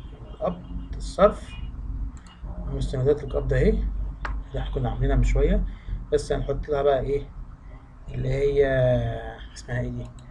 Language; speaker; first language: Arabic; native; Arabic